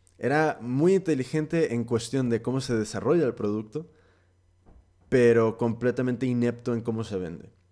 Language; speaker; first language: Spanish; early bilingual, heritage; Spanish